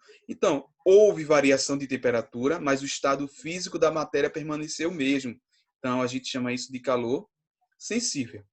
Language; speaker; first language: Portuguese; native; Portuguese